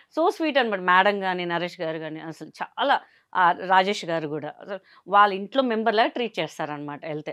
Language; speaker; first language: Telugu; non-native, local second language; Hindi